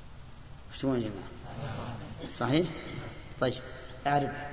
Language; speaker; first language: Arabic; native; Arabic